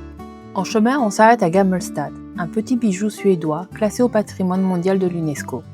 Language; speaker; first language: French; native; French